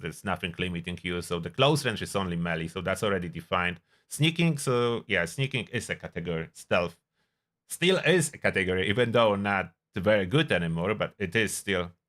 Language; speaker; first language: English; non-native, fluent; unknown